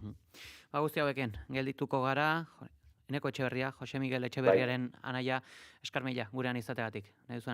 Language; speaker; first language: Basque; native; Basque